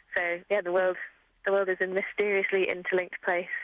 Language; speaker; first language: English; native; English